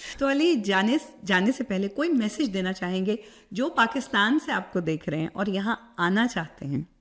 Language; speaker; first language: Urdu; non-native, local second language; Punjabi